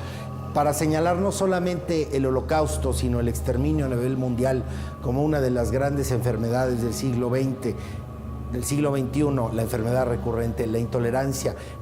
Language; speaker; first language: Spanish; native; Spanish